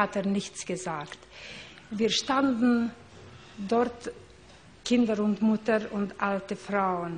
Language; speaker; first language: German; non-native, learner; Hungarian